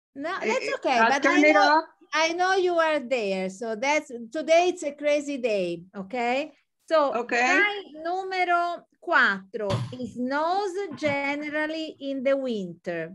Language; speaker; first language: English; non-native, fluent; Italian